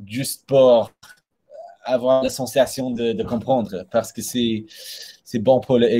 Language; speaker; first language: French; non-native, learner; English